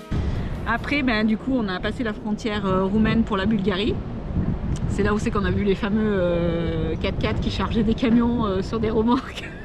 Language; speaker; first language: French; native; French